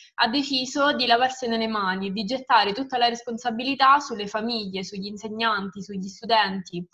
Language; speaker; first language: Italian; native; Italian